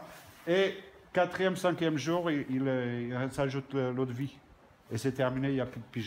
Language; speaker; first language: French; non-native, fluent; Portuguese